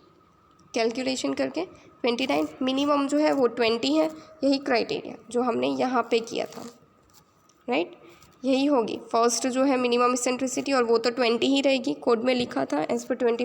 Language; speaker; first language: Hindi; native; Hindi